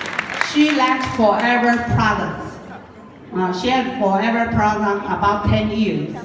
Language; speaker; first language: English; non-native, learner; Japanese